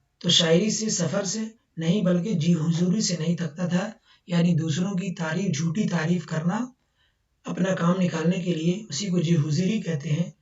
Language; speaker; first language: Urdu; native; Urdu